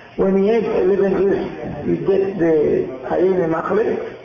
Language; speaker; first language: English; non-native, learner; Hebrew